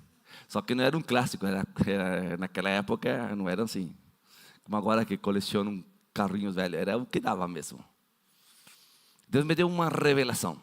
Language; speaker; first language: Portuguese; non-native, fluent; Spanish